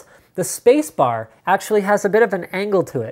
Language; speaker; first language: English; native; English